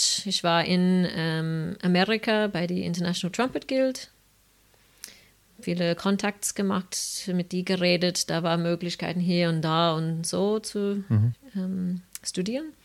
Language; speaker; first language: German; non-native, fluent; English